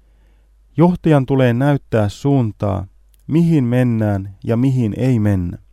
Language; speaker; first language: Finnish; native; Finnish